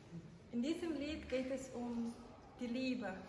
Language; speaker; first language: German; non-native, fluent; Ukrainian